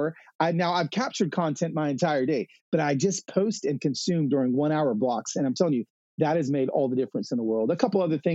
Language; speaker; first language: English; native; English